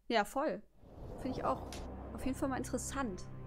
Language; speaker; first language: German; native; German